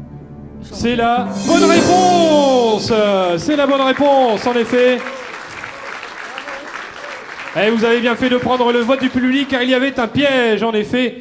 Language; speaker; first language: French; native; French